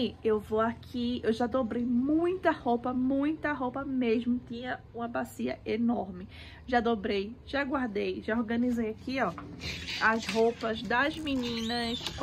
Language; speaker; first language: Portuguese; native; Portuguese